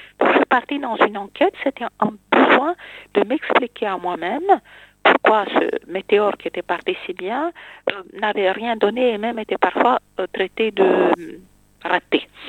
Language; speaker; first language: French; non-native, fluent; Romanian